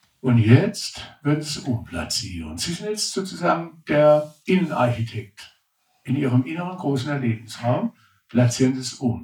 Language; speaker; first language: German; native; German